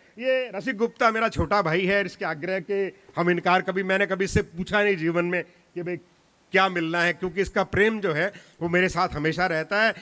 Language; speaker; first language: Hindi; non-native, local second language; Punjabi